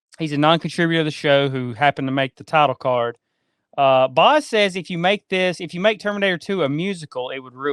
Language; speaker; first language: English; native; English